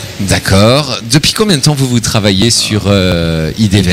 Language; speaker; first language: French; native; French